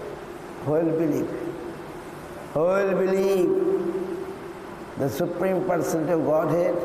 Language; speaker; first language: English; non-native, local second language; Bangla